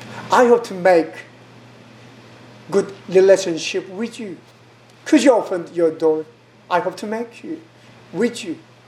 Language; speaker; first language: English; non-native, learner; Korean